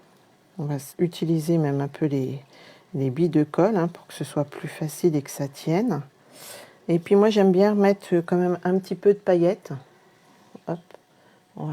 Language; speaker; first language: French; native; French